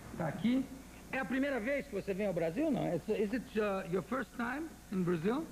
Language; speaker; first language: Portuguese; native; Portuguese